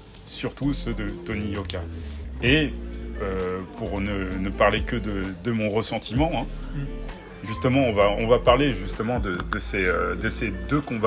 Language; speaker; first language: French; native; French